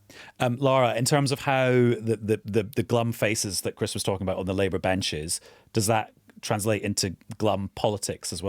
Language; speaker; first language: English; native; English